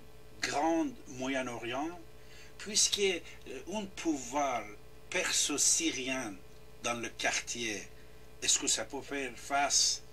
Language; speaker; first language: French; non-native, fluent; Persian